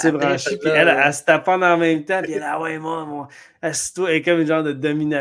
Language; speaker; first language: French; native; French